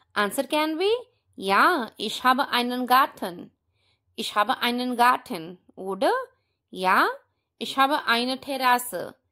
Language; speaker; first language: German; non-native, fluent; Hindi